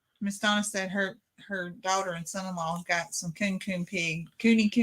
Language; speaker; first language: English; native; English